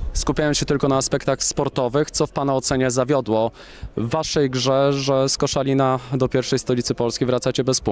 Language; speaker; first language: Polish; native; Polish